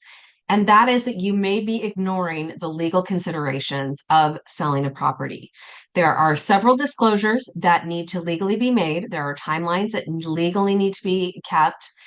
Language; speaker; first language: English; native; English